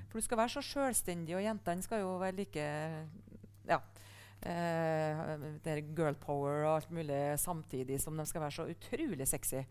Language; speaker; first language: Norwegian; native; Norwegian